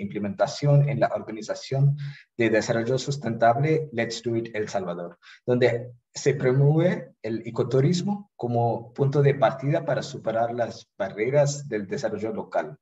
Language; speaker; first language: Spanish; non-native, fluent; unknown